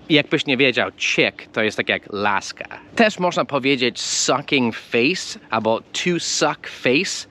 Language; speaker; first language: Polish; non-native, fluent; English